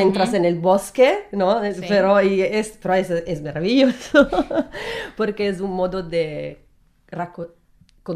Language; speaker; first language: Spanish; non-native, learner; Italian